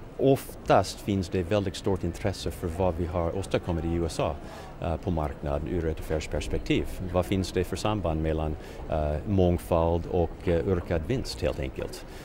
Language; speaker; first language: Swedish; non-native, fluent; English